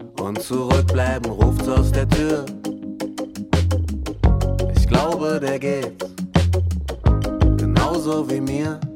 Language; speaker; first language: German; native; German